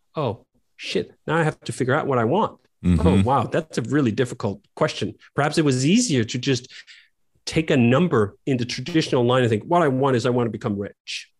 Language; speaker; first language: English; non-native, fluent; Danish